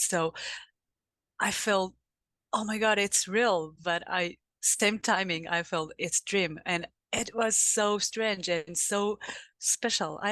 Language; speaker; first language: English; non-native, learner; Japanese